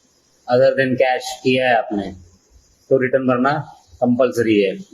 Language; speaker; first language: Hindi; native; Hindi